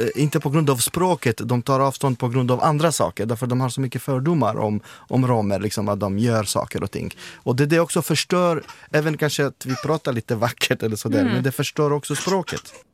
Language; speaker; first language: Swedish; non-native, fluent; Romany